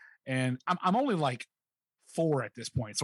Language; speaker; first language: English; native; English